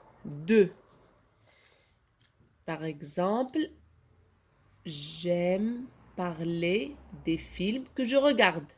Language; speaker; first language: French; non-native, local second language; Arabic